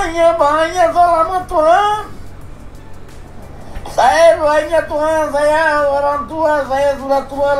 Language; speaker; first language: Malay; non-native, learner; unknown